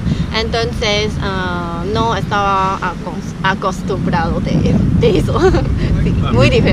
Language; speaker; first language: Spanish; non-native, learner; Chinese